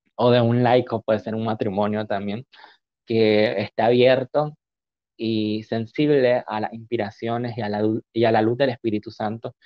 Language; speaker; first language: Spanish; native; Spanish